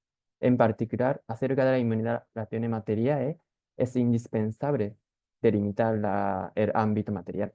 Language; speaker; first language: Spanish; non-native, fluent; Japanese